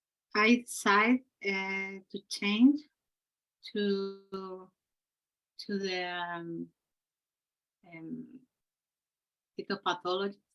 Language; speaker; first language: English; non-native, learner; Spanish